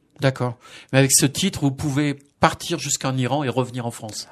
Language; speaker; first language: French; native; French